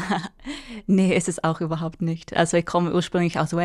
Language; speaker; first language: German; non-native, fluent; English